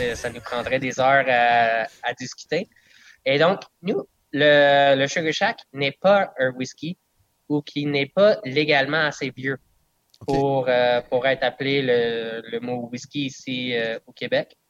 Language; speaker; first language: French; non-native, fluent; English